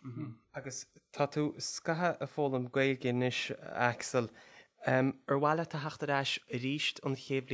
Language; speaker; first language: Irish; native; Irish